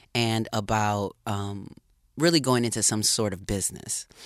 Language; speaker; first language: English; native; English